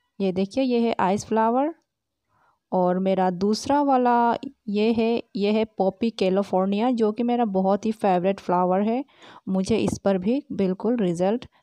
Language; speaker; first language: Hindi; native; Hindi